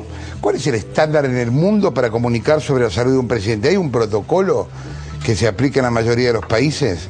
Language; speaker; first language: Spanish; native; Spanish